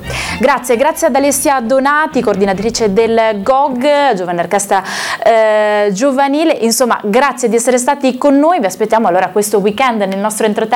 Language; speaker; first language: Italian; native; Italian